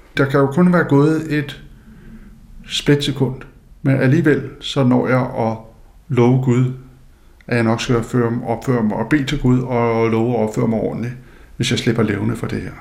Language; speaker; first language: Danish; non-native, local second language; Faroese